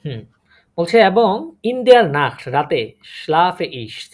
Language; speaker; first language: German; non-native, fluent; Bangla